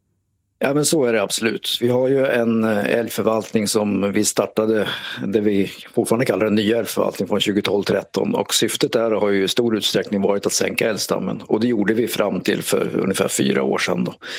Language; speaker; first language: Swedish; native; Swedish